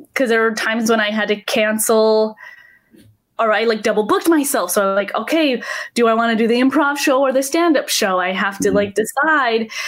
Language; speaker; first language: English; native; English